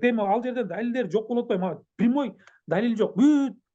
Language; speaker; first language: Russian; non-native, local second language; Kyrgyz